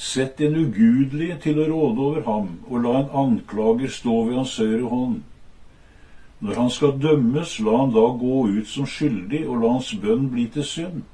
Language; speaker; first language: Norwegian; native; Norwegian